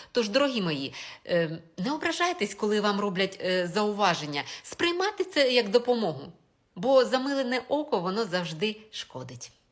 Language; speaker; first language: Ukrainian; non-native, local second language; Russian